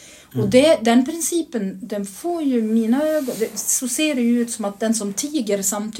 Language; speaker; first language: Swedish; native; Swedish